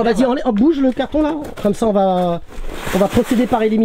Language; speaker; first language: French; native; French